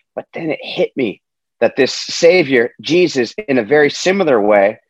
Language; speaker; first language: English; native; English